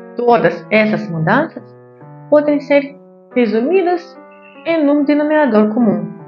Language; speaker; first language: Portuguese; non-native, fluent; Russian